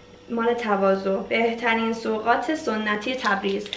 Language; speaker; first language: Persian; early bilingual, heritage; Persian